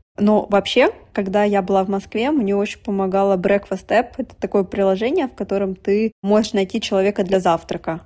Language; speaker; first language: Russian; native; Russian